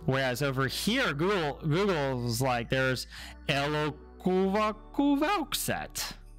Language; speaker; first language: Finnish; non-native, learner; English